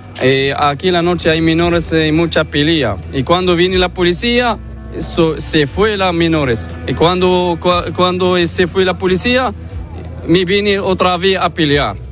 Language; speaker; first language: Spanish; non-native, learner; Arabic